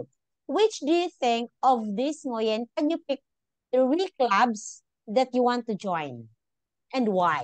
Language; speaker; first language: English; non-native, local second language; Filipino